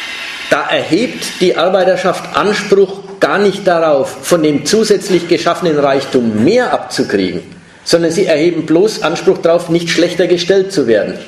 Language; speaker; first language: German; native; German